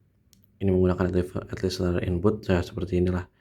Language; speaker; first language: Indonesian; native; Indonesian